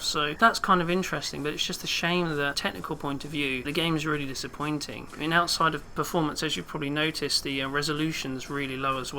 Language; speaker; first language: English; native; English